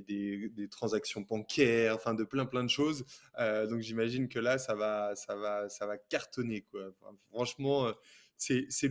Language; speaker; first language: French; native; French